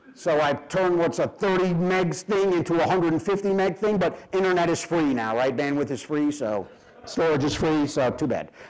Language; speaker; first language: English; native; English